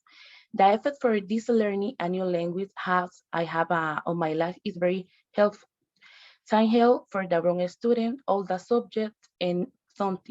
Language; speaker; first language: English; non-native, learner; Spanish